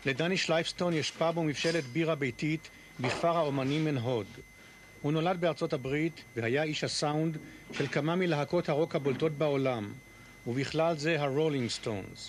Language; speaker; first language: Hebrew; native; Hebrew